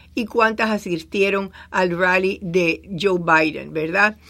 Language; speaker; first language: Spanish; native; Spanish